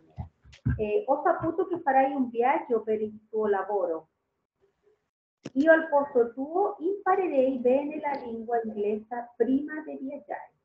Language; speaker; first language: Italian; non-native, learner; Spanish